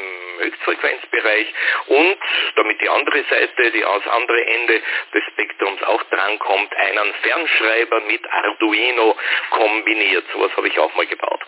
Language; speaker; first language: German; native; German